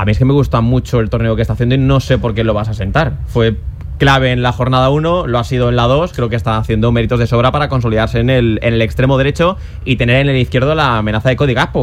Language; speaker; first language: Spanish; native; Spanish